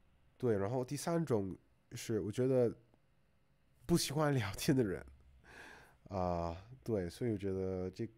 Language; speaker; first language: Chinese; non-native, fluent; English